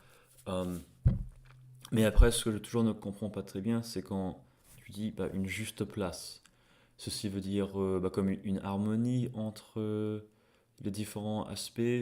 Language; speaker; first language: French; non-native, fluent; English